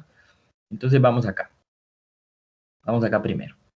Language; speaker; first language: Spanish; native; Spanish